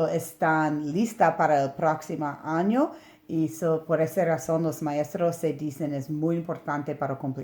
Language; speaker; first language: Spanish; non-native, learner; English